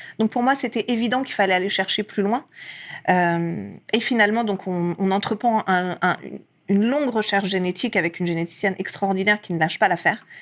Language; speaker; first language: French; early bilingual, other home language; Persian